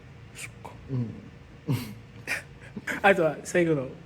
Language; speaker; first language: Japanese; non-native, learner; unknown